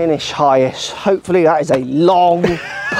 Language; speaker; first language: English; native; English